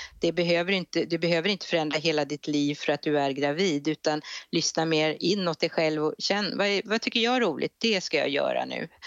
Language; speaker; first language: Swedish; native; Swedish